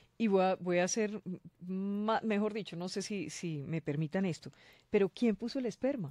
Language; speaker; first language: Spanish; native; Spanish